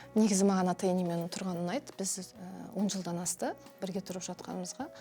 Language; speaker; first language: Kazakh; early bilingual, heritage; Kazakh